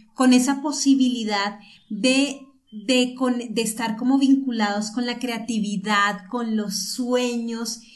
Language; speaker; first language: Spanish; native; Spanish